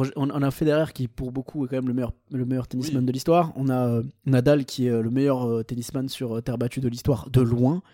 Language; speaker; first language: French; early bilingual, other home language; Portuguese